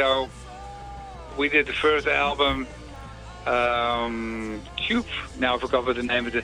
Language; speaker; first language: English; non-native, fluent; Dutch